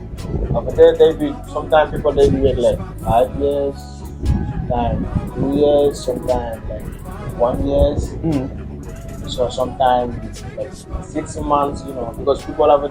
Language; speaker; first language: English; non-native, learner; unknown